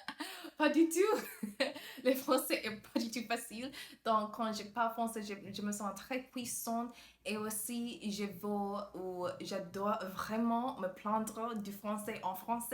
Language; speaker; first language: French; non-native, learner; English